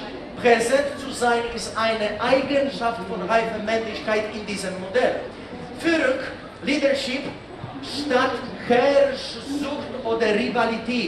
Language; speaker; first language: German; non-native, fluent; Polish